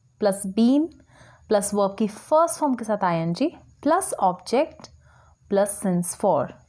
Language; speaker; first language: Hindi; native; Hindi